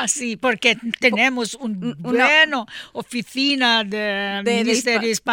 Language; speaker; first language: Spanish; non-native, learner; English